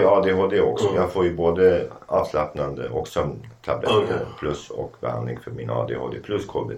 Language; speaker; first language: Swedish; non-native, fluent; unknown